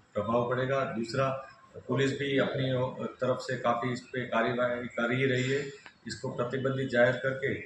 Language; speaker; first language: Hindi; non-native, local second language; Gujarati